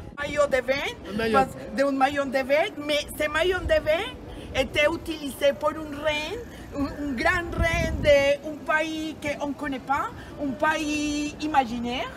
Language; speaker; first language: French; non-native, fluent; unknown